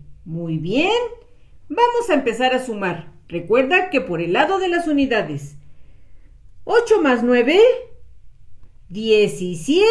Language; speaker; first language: Spanish; native; Spanish